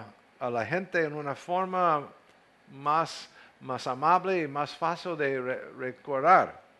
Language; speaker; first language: Spanish; non-native, fluent; English